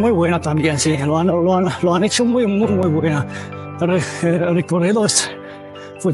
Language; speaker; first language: Spanish; non-native, fluent; Arabic